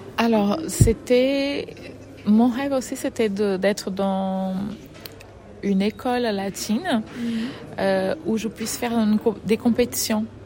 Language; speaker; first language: French; non-native, fluent; Portuguese